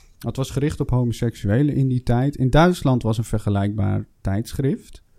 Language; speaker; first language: Dutch; native; Dutch